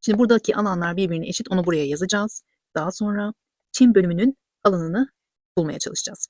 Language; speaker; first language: Turkish; native; Turkish